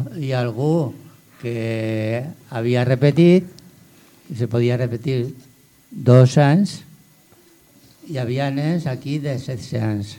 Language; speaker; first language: Catalan; non-native, local second language; Spanish